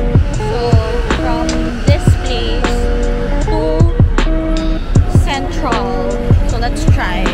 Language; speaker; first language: English; non-native, local second language; Cebuano